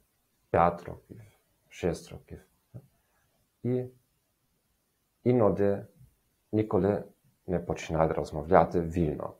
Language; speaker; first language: Ukrainian; non-native, learner; German